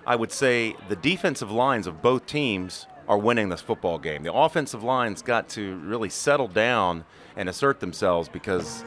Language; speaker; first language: English; native; English